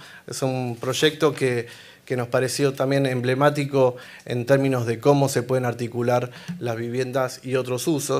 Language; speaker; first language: Spanish; native; Spanish